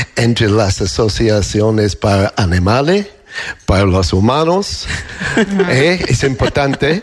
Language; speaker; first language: Spanish; non-native, learner; English